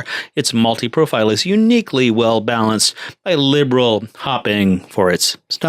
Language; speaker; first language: English; native; English